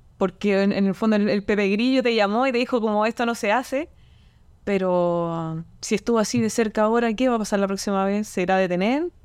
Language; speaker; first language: Spanish; native; Spanish